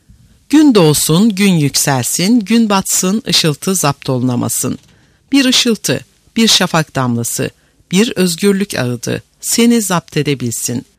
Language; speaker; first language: Turkish; native; Turkish